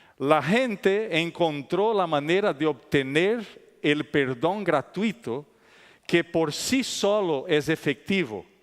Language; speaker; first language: Spanish; non-native, fluent; Italian